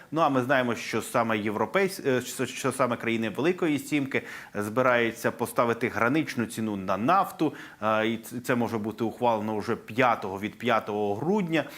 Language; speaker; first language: Ukrainian; native; Ukrainian